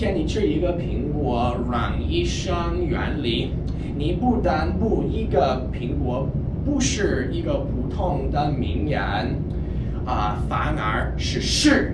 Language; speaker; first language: Chinese; non-native, learner; English